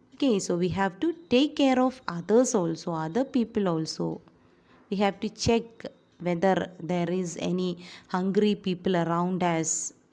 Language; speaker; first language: English; non-native, local second language; Malayalam